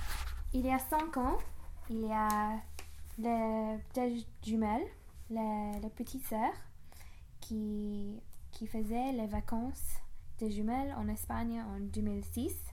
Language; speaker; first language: French; non-native, learner; English